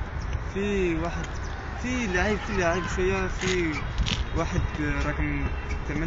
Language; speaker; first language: Arabic; early bilingual, heritage; Arabic